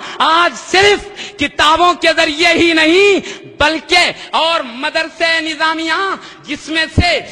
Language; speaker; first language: Urdu; native; Urdu